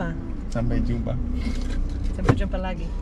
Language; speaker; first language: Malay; non-native, learner; English